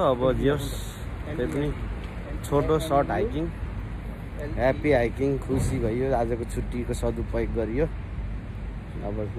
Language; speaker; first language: Nepali; native; Nepali